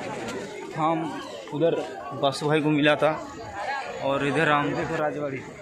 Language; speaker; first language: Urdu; non-native, local second language; Bangla